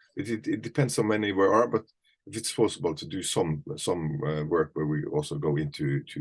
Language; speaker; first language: English; non-native, fluent; Norwegian